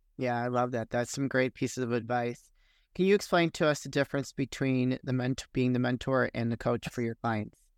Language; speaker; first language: English; native; English